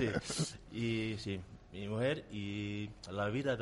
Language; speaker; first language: Spanish; non-native, learner; Tongan